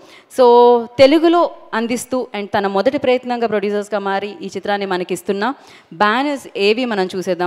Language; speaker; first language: Telugu; native; Telugu